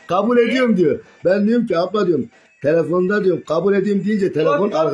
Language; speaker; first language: Turkish; native; Turkish